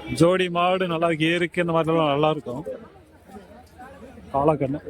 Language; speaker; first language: Tamil; native; Tamil